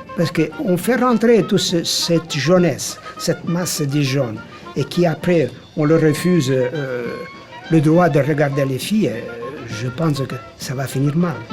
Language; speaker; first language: French; non-native, fluent; Italian